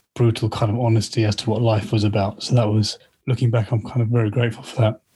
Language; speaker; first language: English; native; English